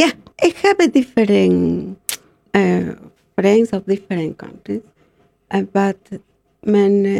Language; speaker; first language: English; non-native, learner; Spanish